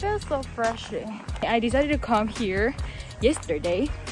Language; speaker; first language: English; non-native, fluent; Korean